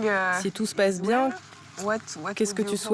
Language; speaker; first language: French; native; French